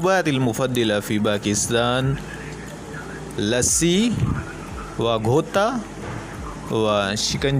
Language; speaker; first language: Arabic; non-native, learner; Urdu